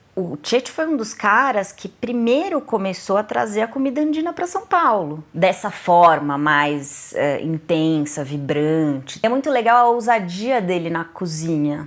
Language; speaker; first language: Portuguese; native; Portuguese